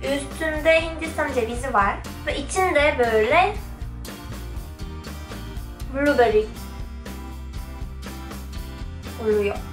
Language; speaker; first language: Turkish; non-native, fluent; Korean